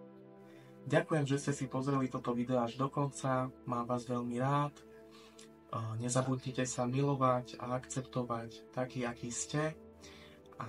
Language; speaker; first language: Slovak; native; Slovak